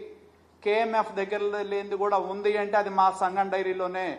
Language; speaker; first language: Telugu; native; Telugu